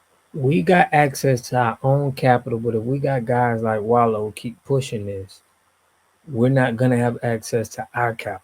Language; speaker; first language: English; native; English